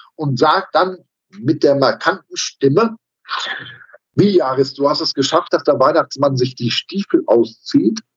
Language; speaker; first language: German; native; German